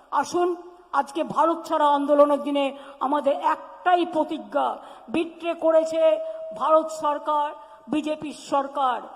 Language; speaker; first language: Bangla; native; Bangla